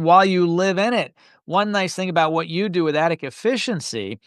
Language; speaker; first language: English; native; English